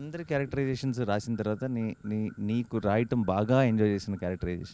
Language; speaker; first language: Telugu; native; Telugu